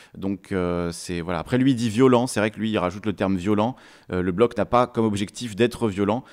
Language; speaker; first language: French; native; French